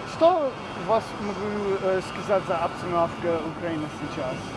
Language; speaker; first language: Russian; non-native, learner; English